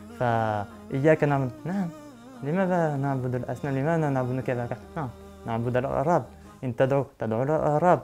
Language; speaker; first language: Arabic; non-native, learner; French